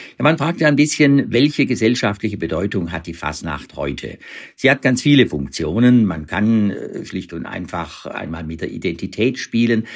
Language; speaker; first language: German; native; German